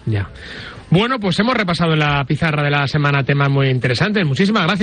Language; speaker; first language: Spanish; native; Spanish